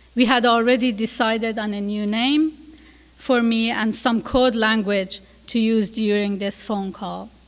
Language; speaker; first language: English; non-native, fluent; Persian